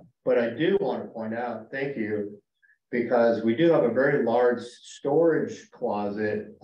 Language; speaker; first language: English; native; English